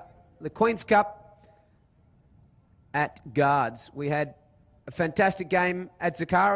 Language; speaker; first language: English; native; English